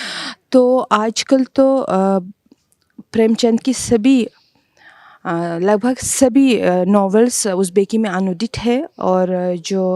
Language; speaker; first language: Hindi; non-native, fluent; Uzbek